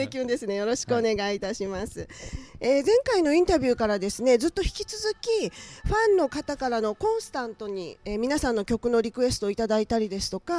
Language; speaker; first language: Japanese; native; Japanese